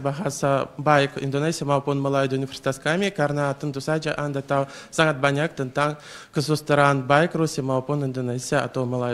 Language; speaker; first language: Indonesian; non-native, fluent; Russian